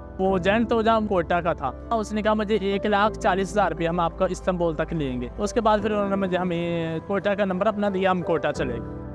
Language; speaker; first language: Urdu; non-native, local second language; Punjabi